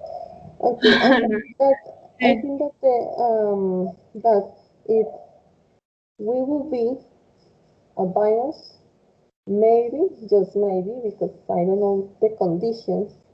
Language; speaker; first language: English; non-native, fluent; Spanish